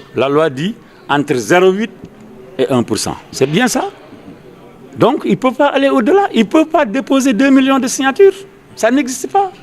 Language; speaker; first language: French; non-native, local second language; Wolof